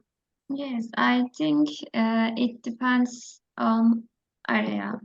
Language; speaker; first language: English; non-native, learner; Turkish